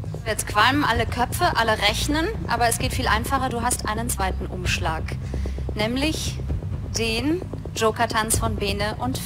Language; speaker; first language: German; native; German